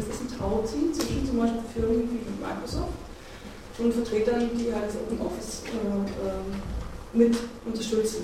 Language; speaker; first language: German; native; German